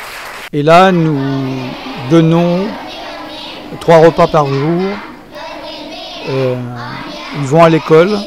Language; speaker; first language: French; native; French